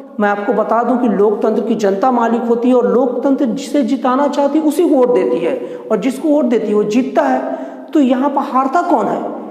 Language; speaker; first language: Hindi; native; Hindi